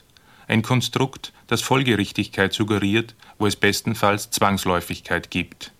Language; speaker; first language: German; native; German